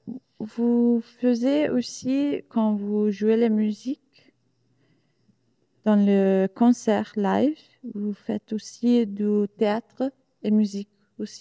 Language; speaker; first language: French; non-native, learner; Italian